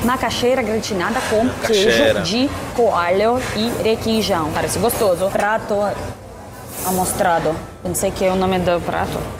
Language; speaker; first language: Portuguese; non-native, fluent; Russian